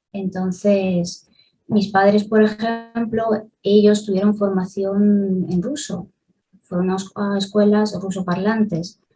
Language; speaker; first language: Spanish; early bilingual, other home language; Russian